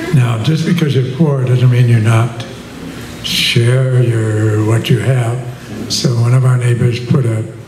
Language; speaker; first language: English; native; English